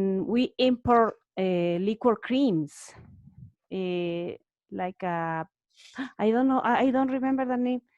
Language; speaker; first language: English; non-native, learner; Spanish